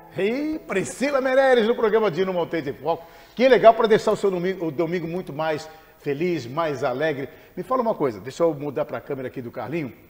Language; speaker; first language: Portuguese; native; Portuguese